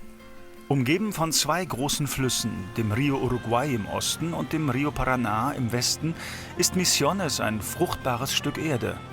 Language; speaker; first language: German; native; German